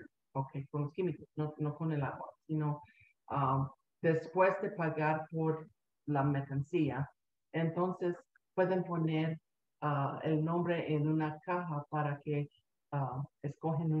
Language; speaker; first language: Spanish; early bilingual, heritage; Spanish